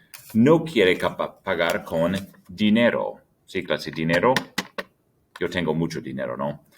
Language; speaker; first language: Spanish; non-native, fluent; English